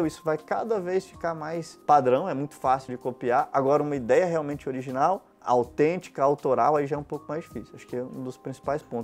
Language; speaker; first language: Portuguese; native; Portuguese